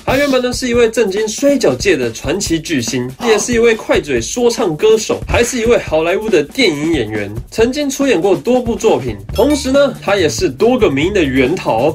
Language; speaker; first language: Chinese; native; Chinese